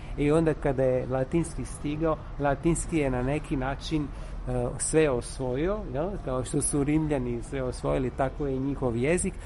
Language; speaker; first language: Serbian; non-native, fluent; Italian